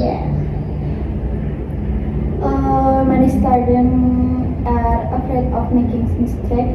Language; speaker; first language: English; non-native, learner; Indonesian